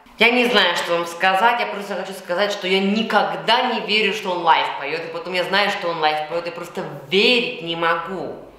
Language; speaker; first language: Russian; early bilingual, heritage; Russian